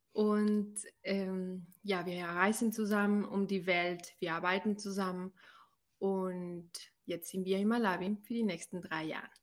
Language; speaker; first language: German; non-native, fluent; Spanish